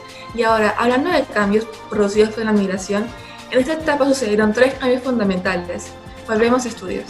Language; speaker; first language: Spanish; native; Spanish